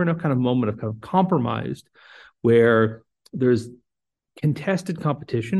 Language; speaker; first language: English; native; English